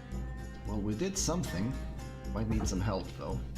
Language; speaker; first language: English; native; English